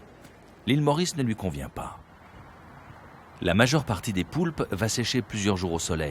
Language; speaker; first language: French; native; French